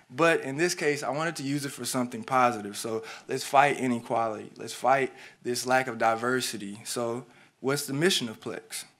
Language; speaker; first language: English; native; English